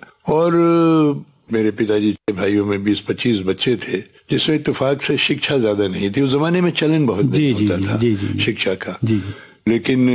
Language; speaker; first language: Hindi; native; Hindi